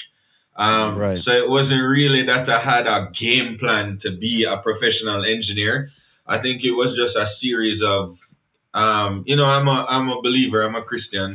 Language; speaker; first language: English; non-native, local second language; Jamaican Creole English